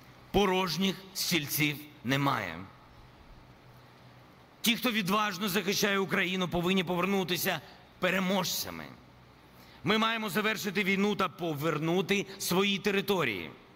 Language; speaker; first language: Ukrainian; non-native, local second language; Russian